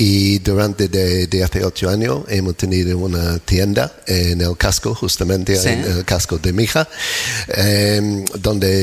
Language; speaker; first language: Spanish; non-native, fluent; English